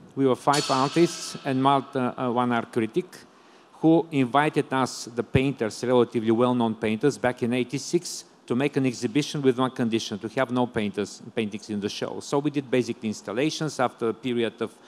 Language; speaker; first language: English; non-native, fluent; Bulgarian